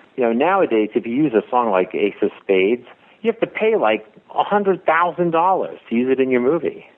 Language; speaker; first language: English; native; English